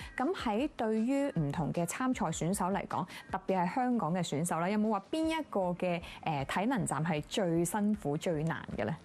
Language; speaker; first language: Cantonese; native; Cantonese